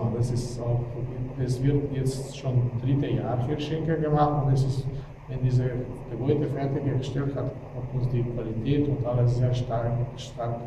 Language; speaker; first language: German; non-native, fluent; Slovenian